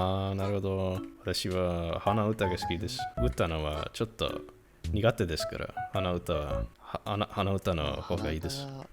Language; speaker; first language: Japanese; non-native, learner; Estonian